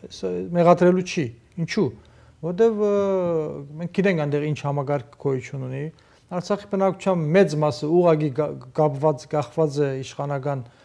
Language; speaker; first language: Armenian; early bilingual, heritage; Armenian